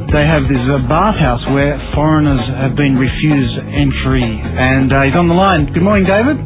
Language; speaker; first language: English; native; English